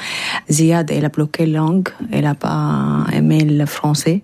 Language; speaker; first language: French; non-native, learner; Arabic